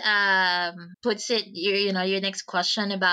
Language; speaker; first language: English; non-native, local second language; Filipino